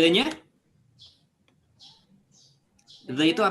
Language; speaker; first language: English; non-native, fluent; Indonesian